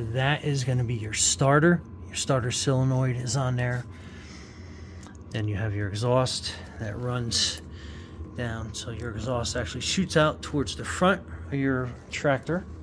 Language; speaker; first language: English; native; English